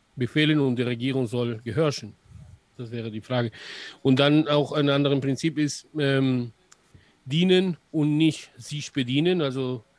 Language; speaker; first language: German; non-native, fluent; Spanish